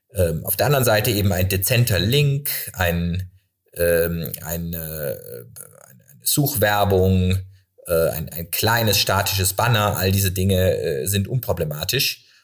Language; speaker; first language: German; native; German